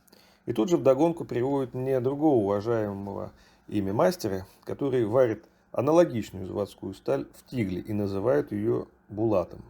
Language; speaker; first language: Russian; native; Russian